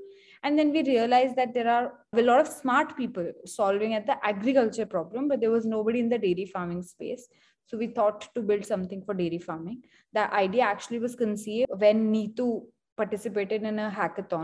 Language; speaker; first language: English; non-native, local second language; Hindi